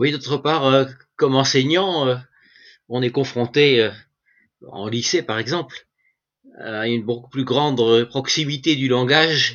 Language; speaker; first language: French; native; French